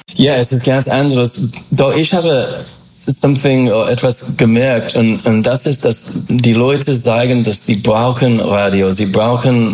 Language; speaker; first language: German; non-native, fluent; English